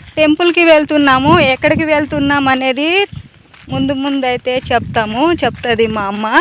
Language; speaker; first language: Telugu; non-native, local second language; Lambadi